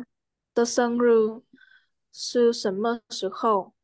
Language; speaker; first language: Chinese; non-native, learner; Vietnamese